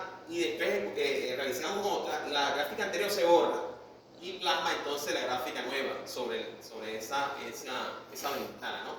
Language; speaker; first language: Spanish; native; Spanish